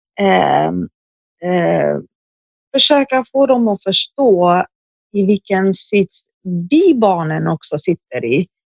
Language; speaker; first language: Swedish; early bilingual, other home language; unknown